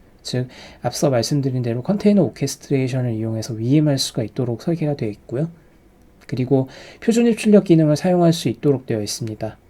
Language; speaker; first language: Korean; native; Korean